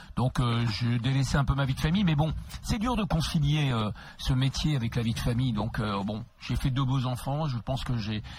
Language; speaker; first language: French; native; French